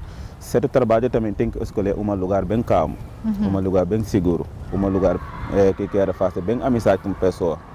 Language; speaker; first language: Portuguese; non-native, learner; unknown